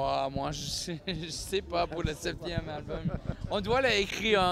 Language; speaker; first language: French; non-native, learner; English